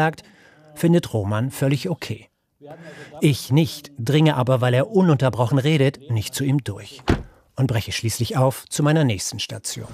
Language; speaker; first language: German; native; German